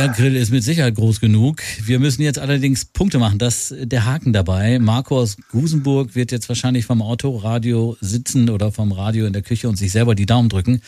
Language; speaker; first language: German; native; German